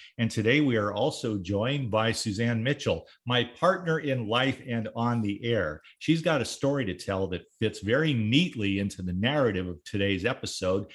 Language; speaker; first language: English; native; English